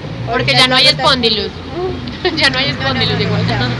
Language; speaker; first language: Spanish; native; Spanish